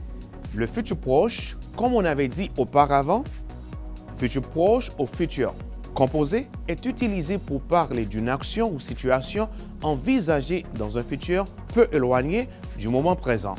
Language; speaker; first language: French; non-native, fluent; Spanish